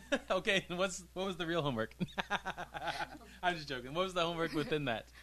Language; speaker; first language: English; native; English